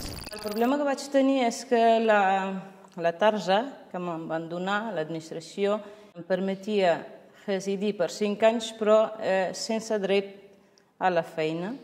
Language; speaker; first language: Catalan; non-native, fluent; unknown